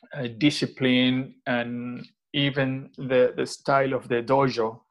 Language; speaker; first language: English; non-native, fluent; Spanish